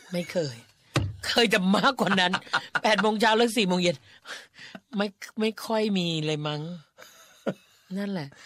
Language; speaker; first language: Thai; native; Thai